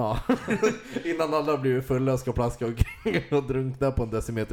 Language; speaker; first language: Swedish; native; Swedish